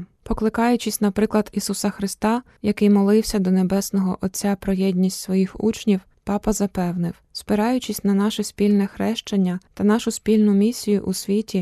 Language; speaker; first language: Ukrainian; native; Ukrainian